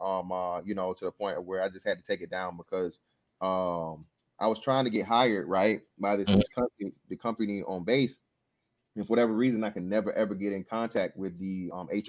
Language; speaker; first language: English; native; English